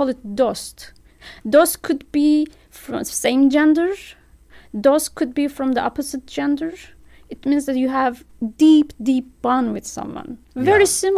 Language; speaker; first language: English; non-native, fluent; Turkish